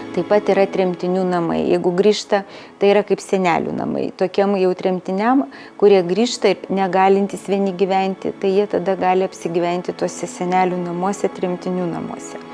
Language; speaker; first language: Lithuanian; native; Lithuanian